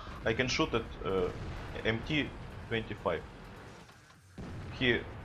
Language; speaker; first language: English; non-native, learner; Russian